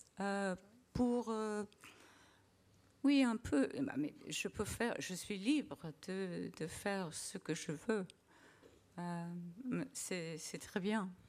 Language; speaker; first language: French; non-native, learner; English